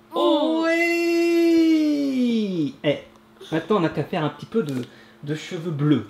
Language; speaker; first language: French; native; French